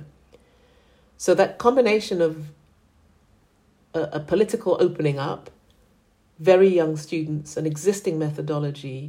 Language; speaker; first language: English; native; English